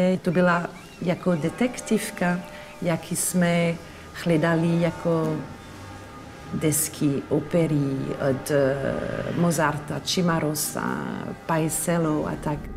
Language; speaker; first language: Czech; non-native, fluent; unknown